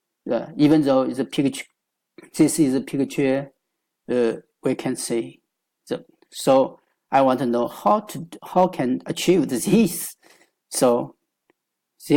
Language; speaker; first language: English; non-native, learner; Chinese